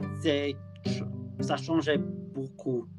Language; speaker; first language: French; non-native, learner; English